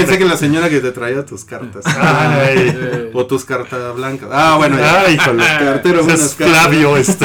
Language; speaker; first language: Spanish; native; Spanish